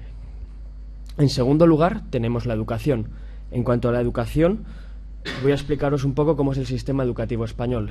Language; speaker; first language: Spanish; native; Spanish